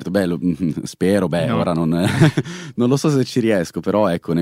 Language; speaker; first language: Italian; native; Italian